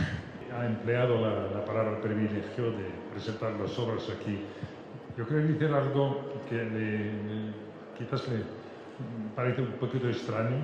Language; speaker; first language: Spanish; non-native, fluent; French